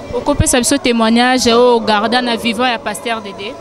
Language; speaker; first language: French; non-native, local second language; Lingala